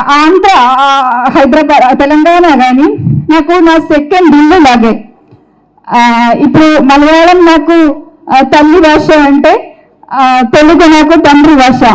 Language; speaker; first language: Telugu; non-native, local second language; Malayalam